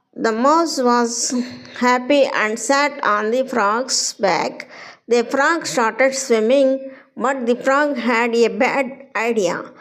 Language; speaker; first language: English; non-native, local second language; Telugu